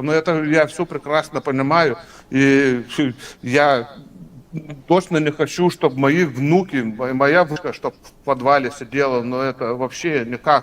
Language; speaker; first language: Russian; non-native, fluent; Lithuanian